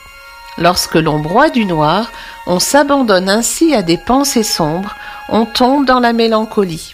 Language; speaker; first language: French; native; French